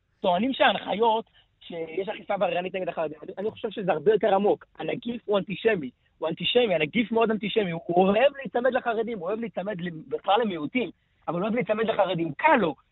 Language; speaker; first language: Hebrew; non-native, local second language; Yiddish